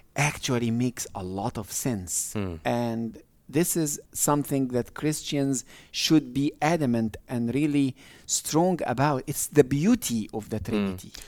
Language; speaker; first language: English; non-native, fluent; Arabic